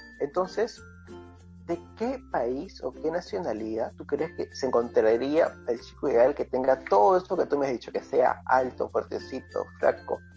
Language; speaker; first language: Spanish; native; Spanish